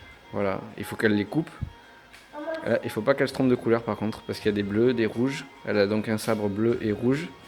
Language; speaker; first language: French; native; French